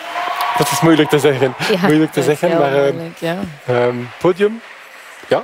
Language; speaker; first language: Dutch; non-native, fluent; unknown